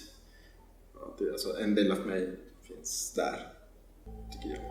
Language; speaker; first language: Swedish; non-native, fluent; Spanish